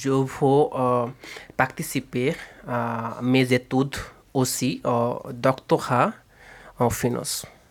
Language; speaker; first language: French; non-native, learner; Bangla